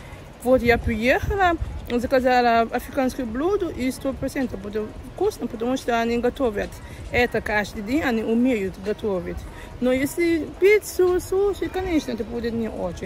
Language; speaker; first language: Russian; non-native, learner; English